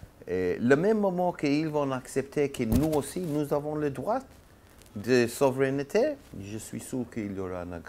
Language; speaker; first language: French; non-native, learner; Hebrew